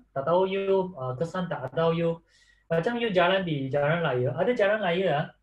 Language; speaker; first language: Malay; non-native, local second language; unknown